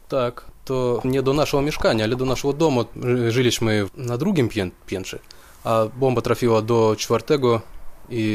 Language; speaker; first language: Polish; non-native, fluent; Russian